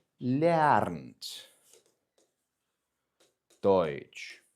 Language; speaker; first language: German; non-native, fluent; Ukrainian